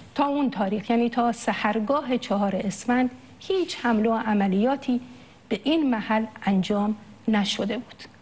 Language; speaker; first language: Persian; native; Persian